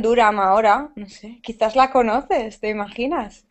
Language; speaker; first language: Spanish; native; Spanish